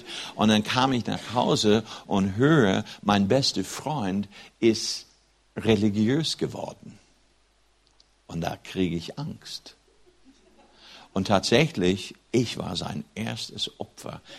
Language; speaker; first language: German; non-native, fluent; English